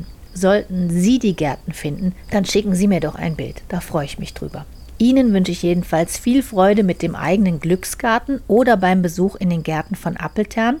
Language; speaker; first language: German; native; German